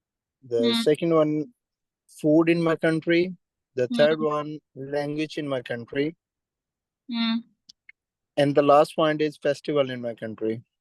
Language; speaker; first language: English; non-native, learner; Urdu